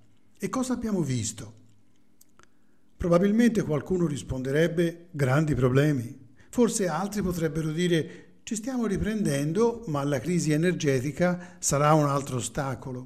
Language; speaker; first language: Italian; native; Italian